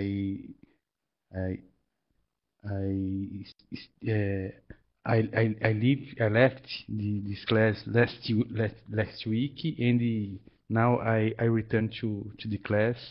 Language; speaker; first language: English; non-native, learner; Portuguese